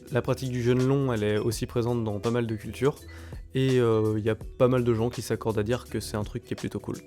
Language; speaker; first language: French; native; French